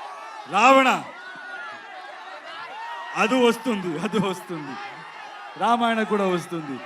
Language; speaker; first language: Telugu; non-native, learner; Kannada